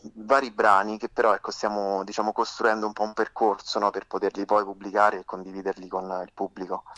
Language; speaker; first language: Italian; native; Italian